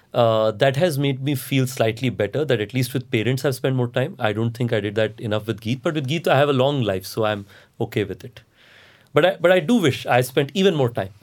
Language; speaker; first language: English; non-native, local second language; Hindi